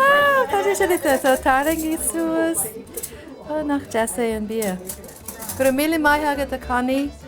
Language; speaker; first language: Irish; non-native, fluent; English